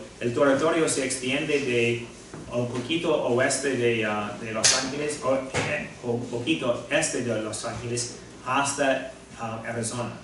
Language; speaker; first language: Spanish; non-native, fluent; English